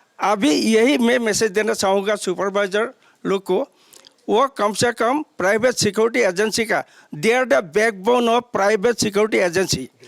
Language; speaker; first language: Hindi; non-native, local second language; Assamese